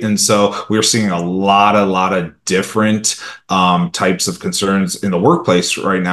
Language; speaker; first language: English; early bilingual, other home language; Romanian